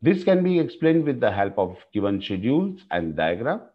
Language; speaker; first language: English; non-native, local second language; Gujarati